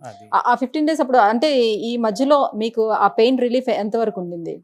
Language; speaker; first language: Telugu; native; Telugu